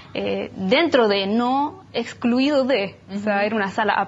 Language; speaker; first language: Spanish; native; Spanish